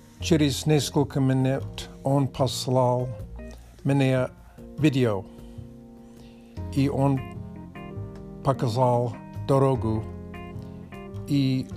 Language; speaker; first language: Russian; non-native, learner; English